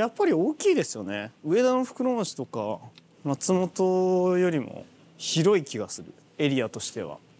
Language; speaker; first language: Japanese; native; Japanese